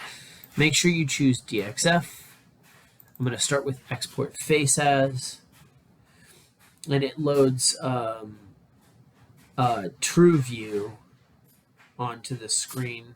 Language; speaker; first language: English; native; English